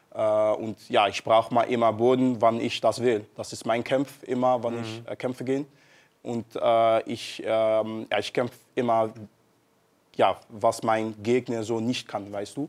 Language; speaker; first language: German; non-native, learner; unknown